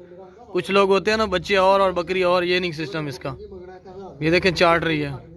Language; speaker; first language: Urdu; non-native, local second language; Punjabi